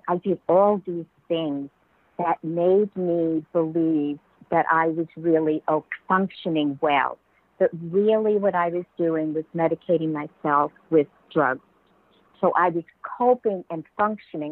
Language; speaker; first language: English; native; English